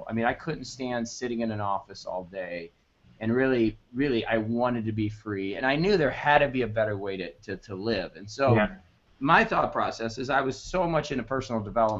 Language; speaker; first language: English; native; English